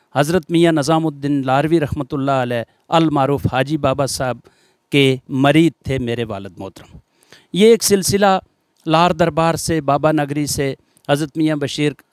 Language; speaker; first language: Hindi; non-native, local second language; Gujari